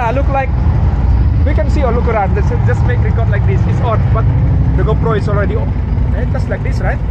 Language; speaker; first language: English; non-native, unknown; Indonesian